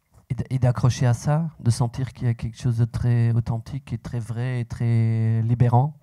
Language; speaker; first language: French; non-native, local second language; Dutch